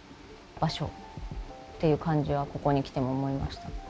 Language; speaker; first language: Japanese; native; Japanese